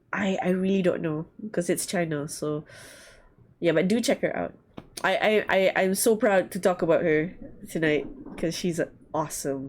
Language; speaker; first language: English; non-native, learner; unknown